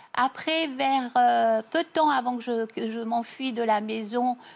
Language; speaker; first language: French; native; French